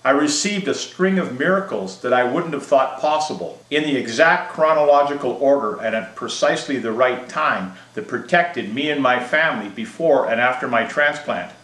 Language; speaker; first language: English; native; English